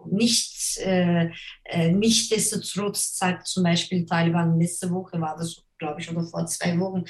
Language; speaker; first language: German; non-native, fluent; Turkish